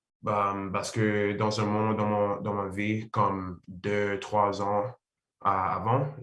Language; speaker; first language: French; non-native, learner; English